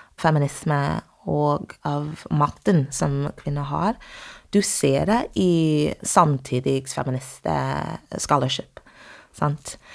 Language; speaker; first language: Norwegian; non-native, fluent; English